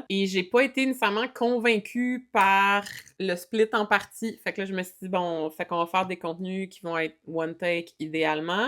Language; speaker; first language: French; native; French